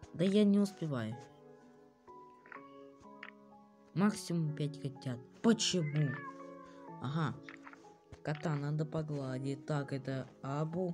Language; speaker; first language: Russian; native; Russian